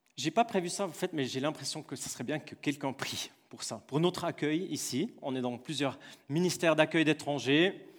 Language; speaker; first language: French; native; French